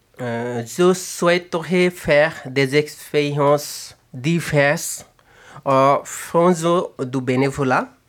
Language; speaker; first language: French; non-native, learner; Bangla